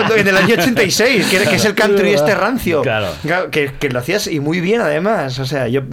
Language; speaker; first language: Spanish; native; Spanish